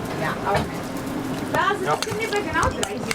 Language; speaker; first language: German; non-native, fluent; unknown